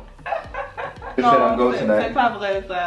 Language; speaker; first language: French; non-native, learner; English